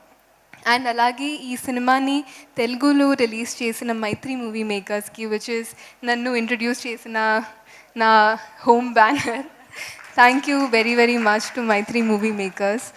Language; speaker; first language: Telugu; non-native, fluent; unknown